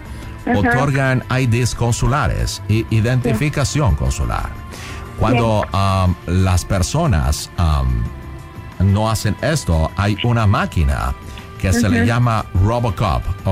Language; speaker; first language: Spanish; non-native, local second language; English